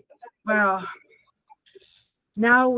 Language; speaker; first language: English; non-native, learner; Hungarian